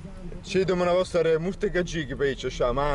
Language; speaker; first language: Romanian; non-native, learner; Italian